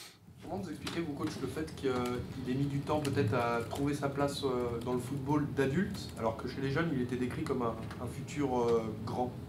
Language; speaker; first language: French; native; French